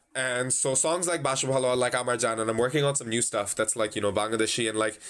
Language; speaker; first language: English; non-native, local second language; Bangla